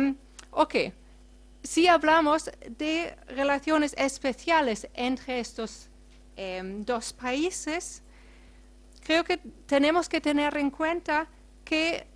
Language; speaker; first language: Spanish; non-native, fluent; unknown